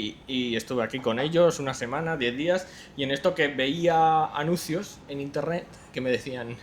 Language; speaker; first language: Spanish; native; Spanish